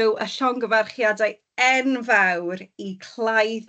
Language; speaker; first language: Welsh; non-native, local second language; English